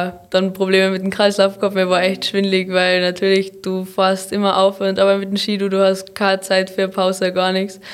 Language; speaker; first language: German; native; German